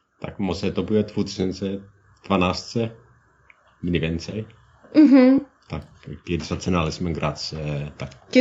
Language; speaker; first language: Polish; non-native, learner; Finnish